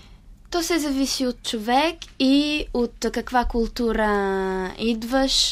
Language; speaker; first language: Bulgarian; early bilingual, heritage; Italian